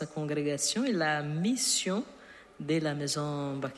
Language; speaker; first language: French; non-native, learner; Portuguese